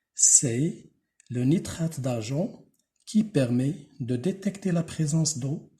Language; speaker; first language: French; non-native, local second language; Arabic